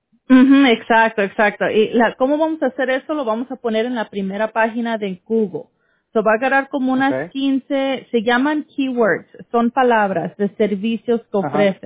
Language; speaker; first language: Spanish; early bilingual, heritage; Spanish